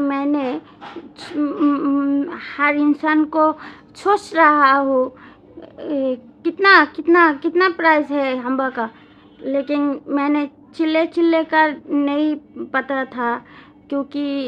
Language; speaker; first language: Hindi; non-native, learner; Bangla